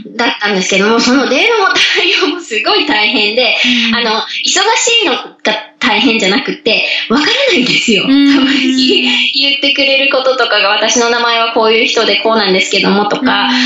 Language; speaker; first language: Japanese; native; Japanese